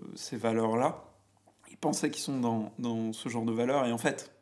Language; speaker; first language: French; native; French